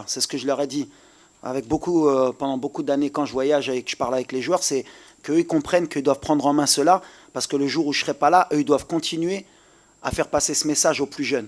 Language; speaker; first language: French; native; French